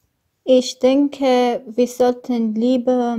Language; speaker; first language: German; non-native, fluent; Armenian